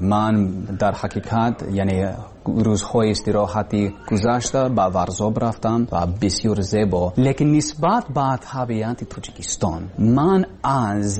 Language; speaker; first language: Persian; non-native, learner; English